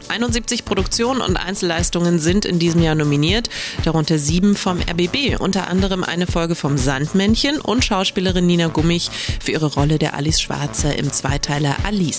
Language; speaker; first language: German; native; German